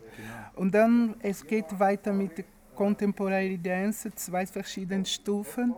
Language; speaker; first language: German; non-native, learner; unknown